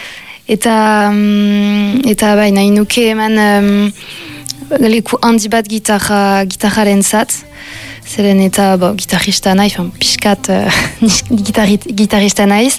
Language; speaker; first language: Basque; non-native, local second language; French